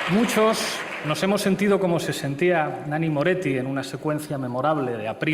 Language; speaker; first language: Spanish; native; Spanish